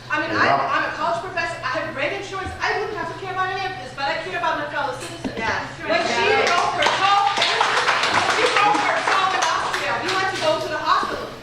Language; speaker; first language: English; non-native, fluent; German